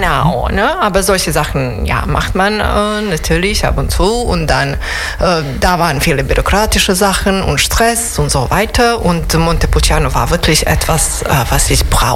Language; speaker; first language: German; non-native, fluent; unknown